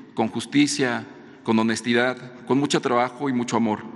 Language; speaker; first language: Spanish; native; Spanish